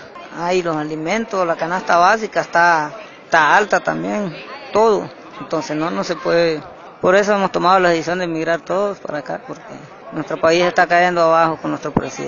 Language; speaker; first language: Spanish; native; Spanish